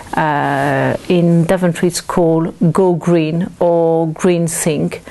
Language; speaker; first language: English; non-native, fluent; French